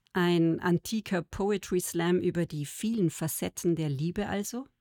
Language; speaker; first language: German; native; German